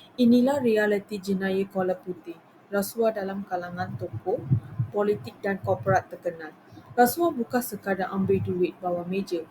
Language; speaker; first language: Malay; non-native, local second language; Tamil